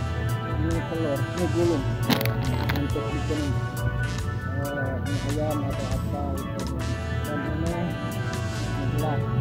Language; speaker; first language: Indonesian; non-native, local second language; Sundanese